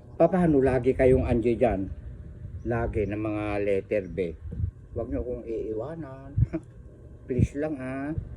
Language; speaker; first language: Filipino; native; Filipino